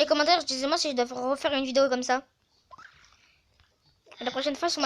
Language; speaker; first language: French; native; French